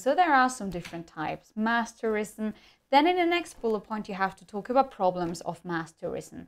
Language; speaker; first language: English; non-native, fluent; German